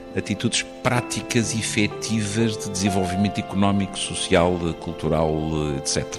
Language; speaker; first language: Portuguese; native; Portuguese